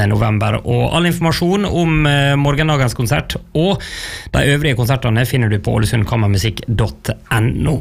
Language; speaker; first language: Norwegian; native; Norwegian